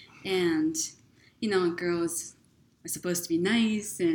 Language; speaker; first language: English; non-native, fluent; Japanese